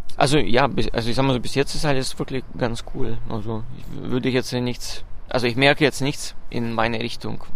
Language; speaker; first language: German; non-native, fluent; Russian